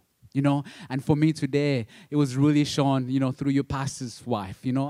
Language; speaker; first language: English; non-native, local second language; Kinyarwanda